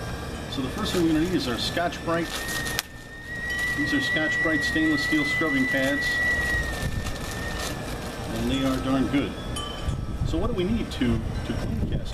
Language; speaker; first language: English; native; English